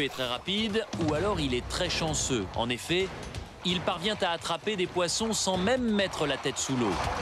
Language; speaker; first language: French; native; French